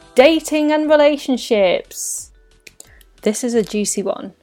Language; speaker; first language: English; native; English